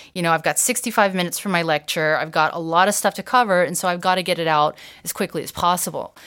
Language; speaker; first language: English; native; English